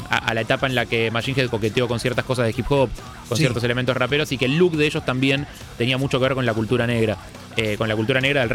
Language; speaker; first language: Spanish; native; Spanish